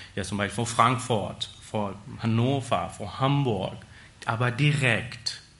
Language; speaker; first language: German; non-native, learner; Persian